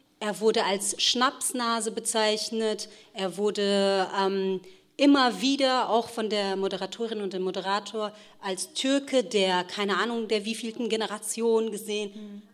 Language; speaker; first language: German; early bilingual, other home language; Kurdish